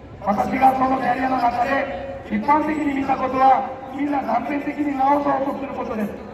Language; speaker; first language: Japanese; non-native, fluent; Marathi